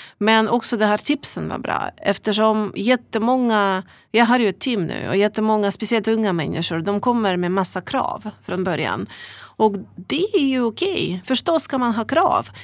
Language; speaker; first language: Swedish; non-native, fluent; Russian